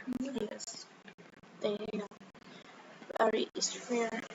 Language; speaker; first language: English; non-native, learner; Vietnamese